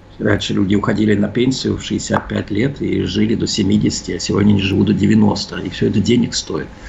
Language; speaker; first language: Russian; early bilingual, heritage; Russian